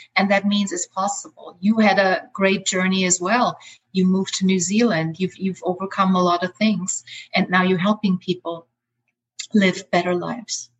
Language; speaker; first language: English; non-native, fluent; German